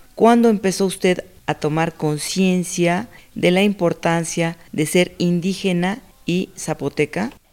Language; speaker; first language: Spanish; native; Spanish